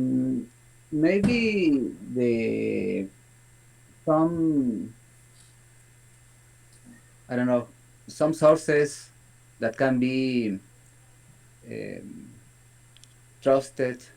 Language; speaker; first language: English; non-native, learner; Spanish